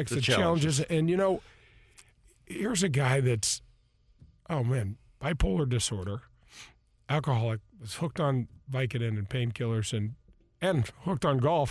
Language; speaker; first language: English; native; English